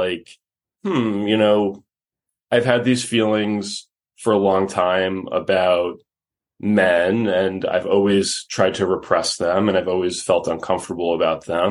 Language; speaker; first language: English; native; English